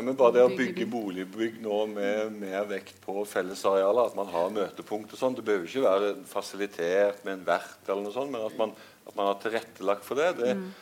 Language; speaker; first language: Norwegian; native; Norwegian